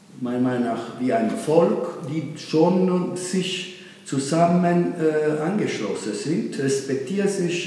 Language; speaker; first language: German; non-native, learner; Italian